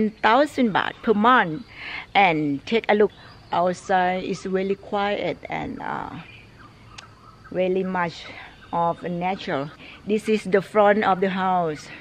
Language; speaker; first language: English; non-native, learner; Thai